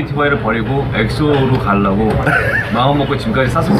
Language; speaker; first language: Korean; native; Korean